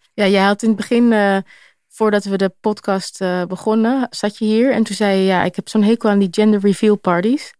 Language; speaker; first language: Dutch; native; Dutch